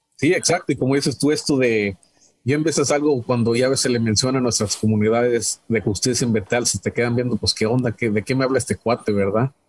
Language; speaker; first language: Spanish; native; Spanish